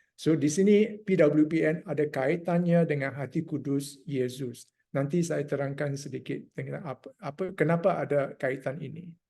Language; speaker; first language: Malay; non-native, local second language; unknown